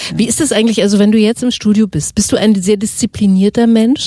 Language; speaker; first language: German; native; German